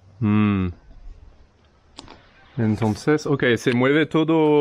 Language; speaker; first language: Spanish; non-native, learner; French